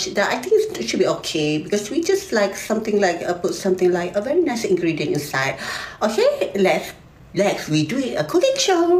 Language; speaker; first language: English; non-native, learner; Malay